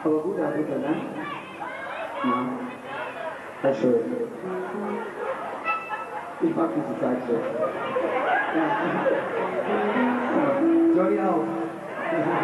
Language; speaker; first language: German; non-native, fluent; English